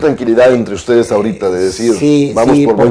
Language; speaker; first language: Spanish; native; Spanish